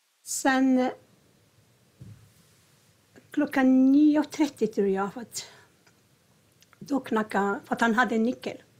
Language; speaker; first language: Swedish; non-native, learner; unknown